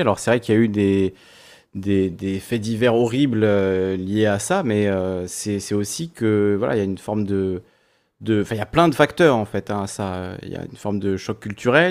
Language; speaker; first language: French; native; French